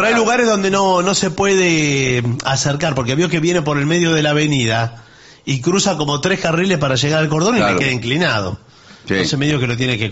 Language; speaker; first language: Spanish; native; Spanish